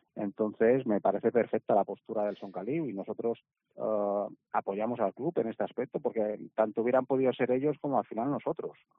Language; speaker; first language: Spanish; non-native, local second language; Catalan